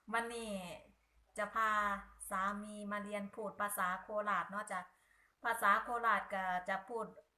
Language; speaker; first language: Thai; native; Thai